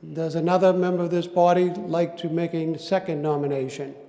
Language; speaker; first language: English; native; English